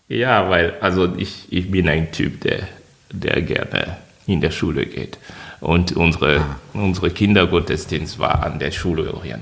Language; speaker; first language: German; non-native, fluent; French